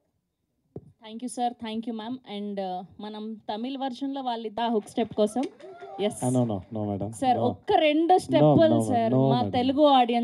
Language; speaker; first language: Telugu; native; Telugu